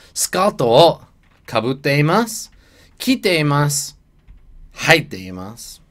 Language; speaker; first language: Japanese; non-native, learner; English